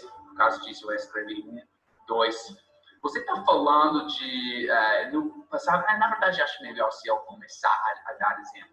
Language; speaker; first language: Portuguese; non-native, fluent; English